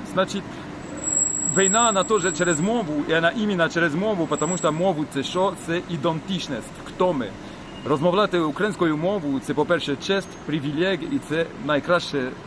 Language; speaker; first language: Ukrainian; non-native, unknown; French